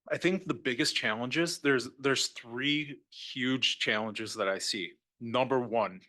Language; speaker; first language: English; native; English